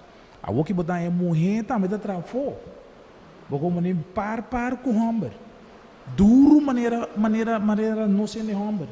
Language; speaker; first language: Portuguese; non-native, learner; Papiamento